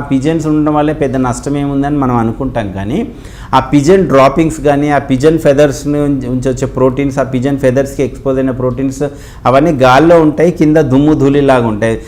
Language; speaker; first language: Telugu; native; Telugu